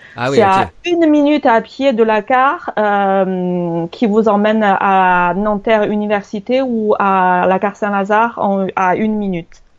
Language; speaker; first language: French; non-native, fluent; Chinese